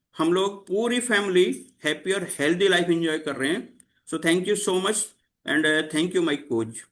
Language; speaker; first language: Hindi; native; Hindi